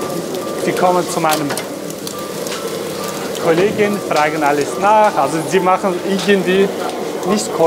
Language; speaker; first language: German; non-native, fluent; Turkish